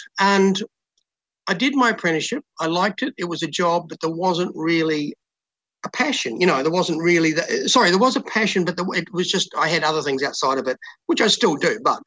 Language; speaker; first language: English; native; English